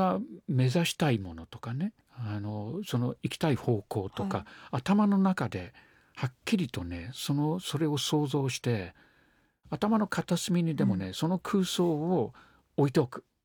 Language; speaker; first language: Japanese; non-native, fluent; English